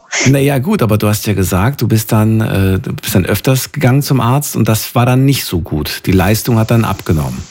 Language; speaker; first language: German; native; German